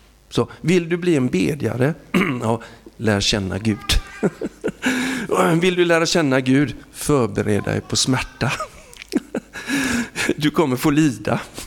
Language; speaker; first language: Swedish; native; Swedish